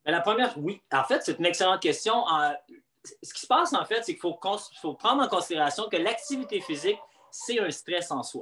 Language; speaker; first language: French; native; French